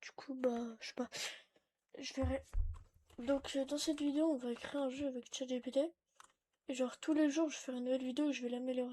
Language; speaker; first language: French; native; French